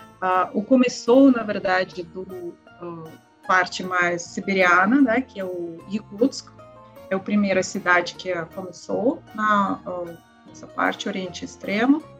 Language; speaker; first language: Portuguese; non-native, learner; Russian